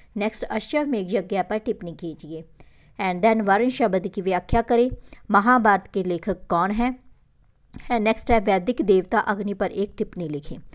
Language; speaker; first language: Hindi; non-native, local second language; Punjabi